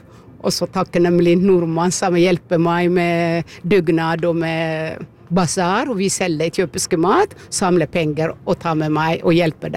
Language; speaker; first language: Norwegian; early bilingual, other home language; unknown